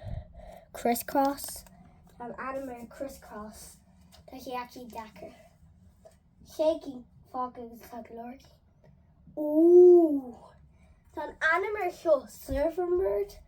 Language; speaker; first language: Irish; non-native, learner; English